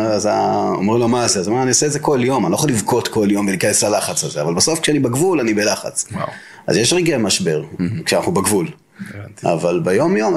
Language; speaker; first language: Hebrew; native; Hebrew